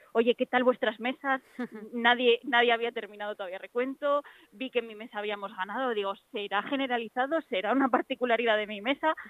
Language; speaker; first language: Spanish; native; Spanish